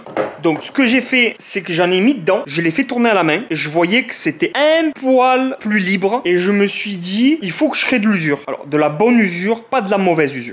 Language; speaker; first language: French; native; French